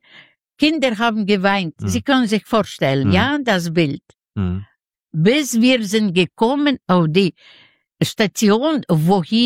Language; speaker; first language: German; non-native, learner; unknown